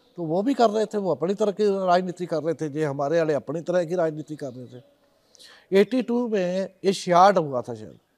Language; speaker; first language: Hindi; non-native, local second language; Punjabi